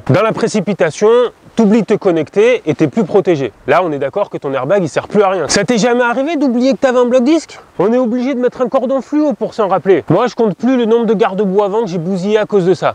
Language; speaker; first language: French; native; French